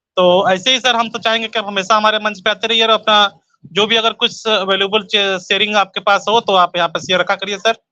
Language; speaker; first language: Hindi; native; Hindi